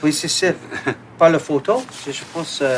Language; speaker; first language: French; non-native, learner; English